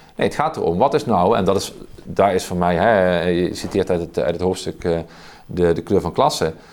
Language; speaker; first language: Dutch; native; Dutch